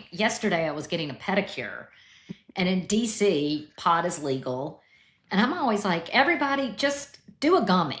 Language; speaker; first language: English; native; English